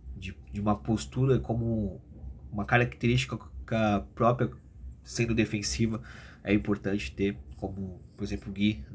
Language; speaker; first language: Portuguese; native; Portuguese